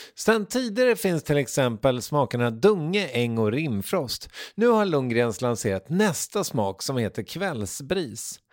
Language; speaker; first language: Swedish; native; Swedish